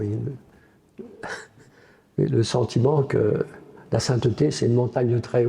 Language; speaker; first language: French; native; French